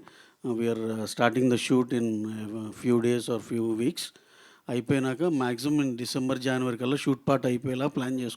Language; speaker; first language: Telugu; native; Telugu